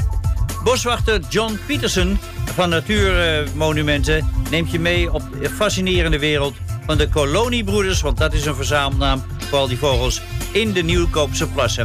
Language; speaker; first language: Dutch; native; Dutch